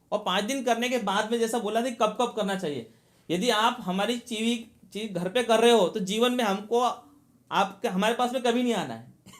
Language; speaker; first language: Hindi; native; Hindi